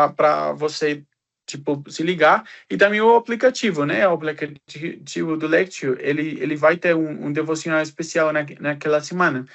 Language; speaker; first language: Portuguese; non-native, fluent; Spanish